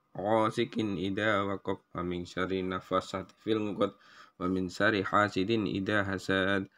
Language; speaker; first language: Arabic; non-native, learner; Indonesian